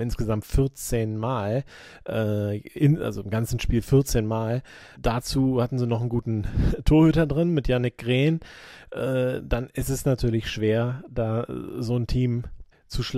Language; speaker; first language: German; native; German